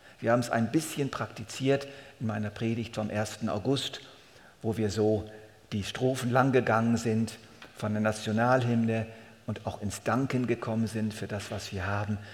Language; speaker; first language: German; native; German